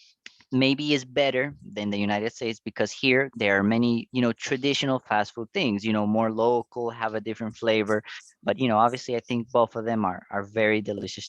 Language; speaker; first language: English; non-native, fluent; Spanish